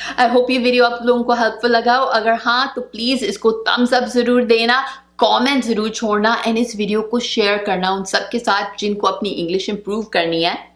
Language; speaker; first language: Hindi; native; Hindi